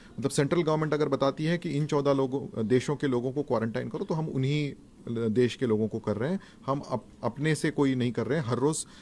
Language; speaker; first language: Hindi; non-native, local second language; Marathi